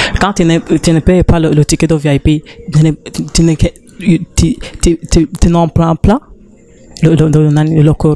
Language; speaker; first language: French; non-native, learner; Rundi